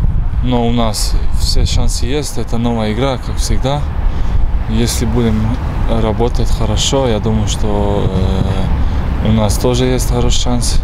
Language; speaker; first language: Russian; non-native, fluent; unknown